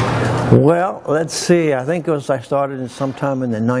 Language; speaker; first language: English; native; English